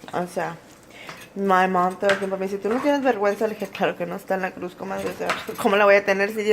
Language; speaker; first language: Spanish; early bilingual, heritage; Spanish